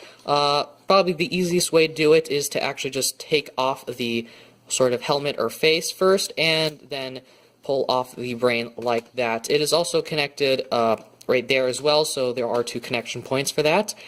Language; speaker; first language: English; native; English